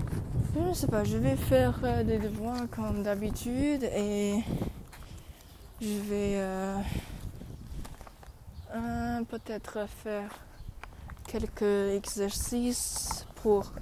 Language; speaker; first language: French; non-native, learner; English